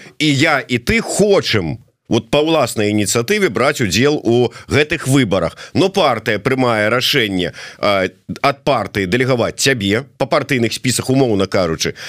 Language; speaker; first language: Belarusian; non-native, local second language; Russian